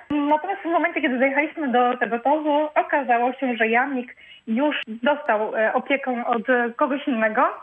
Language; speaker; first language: Polish; native; Polish